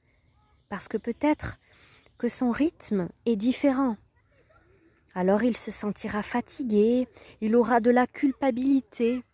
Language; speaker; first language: French; native; French